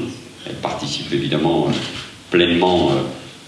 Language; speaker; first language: French; native; French